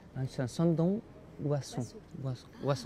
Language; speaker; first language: French; non-native, learner; Spanish